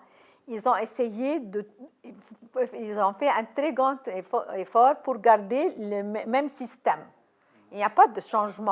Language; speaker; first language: French; non-native, fluent; Arabic